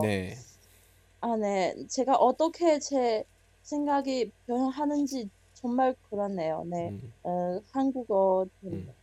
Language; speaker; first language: Korean; non-native, learner; Chinese